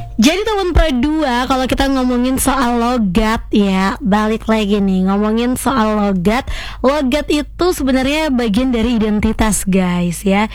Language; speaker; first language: Indonesian; native; Indonesian